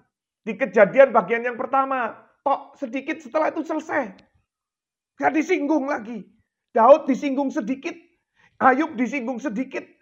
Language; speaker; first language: Indonesian; native; Indonesian